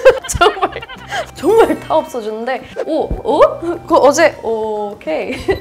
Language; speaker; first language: Korean; non-native, learner; English